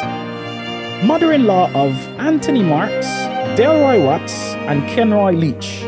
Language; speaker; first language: English; native; English